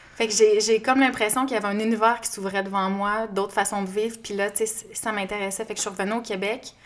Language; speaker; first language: French; native; French